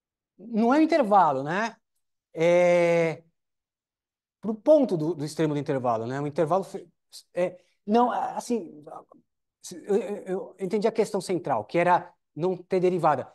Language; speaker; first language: Portuguese; native; Portuguese